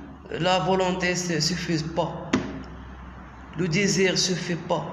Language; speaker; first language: French; non-native, local second language; Arabic